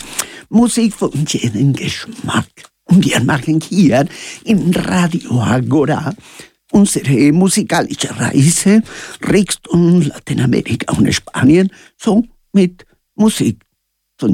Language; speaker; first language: German; non-native, learner; Spanish